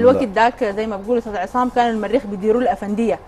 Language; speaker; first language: Arabic; native; Arabic